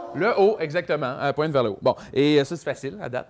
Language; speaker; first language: French; native; French